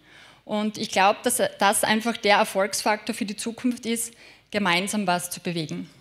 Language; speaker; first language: German; native; German